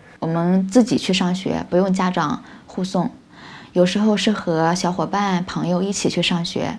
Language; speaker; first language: Chinese; native; Chinese